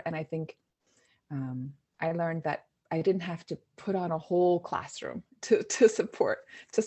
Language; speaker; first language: English; native; English